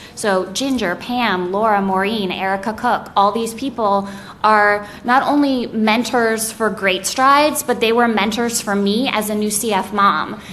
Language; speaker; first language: English; native; English